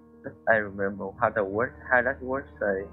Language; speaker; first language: English; non-native, learner; Vietnamese